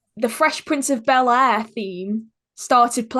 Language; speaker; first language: English; native; English